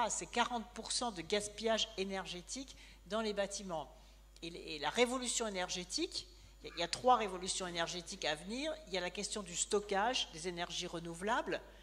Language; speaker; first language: French; native; French